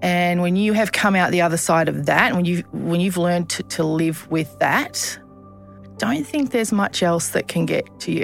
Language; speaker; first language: English; native; English